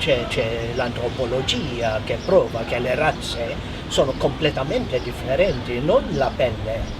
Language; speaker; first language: Italian; non-native, fluent; Maltese